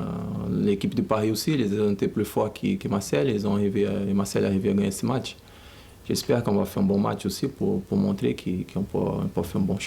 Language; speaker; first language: French; non-native, learner; Portuguese